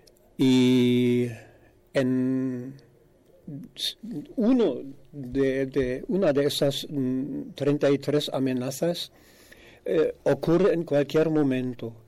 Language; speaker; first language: Spanish; non-native, fluent; German